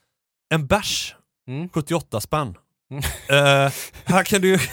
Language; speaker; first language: Swedish; native; Swedish